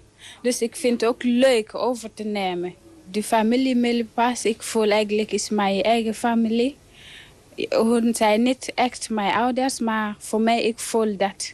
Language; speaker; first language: Dutch; non-native, learner; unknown